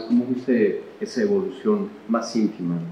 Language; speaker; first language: Spanish; native; Spanish